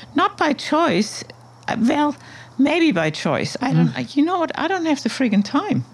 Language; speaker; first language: English; non-native, fluent; German